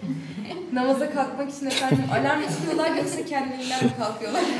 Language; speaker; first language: Turkish; native; Turkish